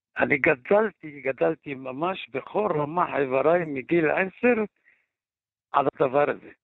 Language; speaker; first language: Hebrew; native; Hebrew